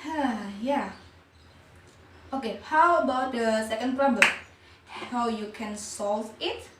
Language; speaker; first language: English; non-native, learner; Indonesian